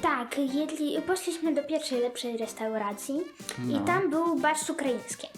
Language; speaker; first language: Polish; early bilingual, other home language; Ukrainian